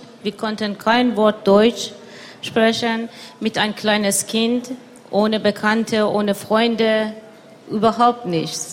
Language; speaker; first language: German; non-native, learner; Persian